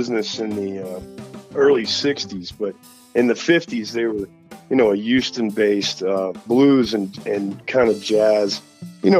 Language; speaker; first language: English; native; English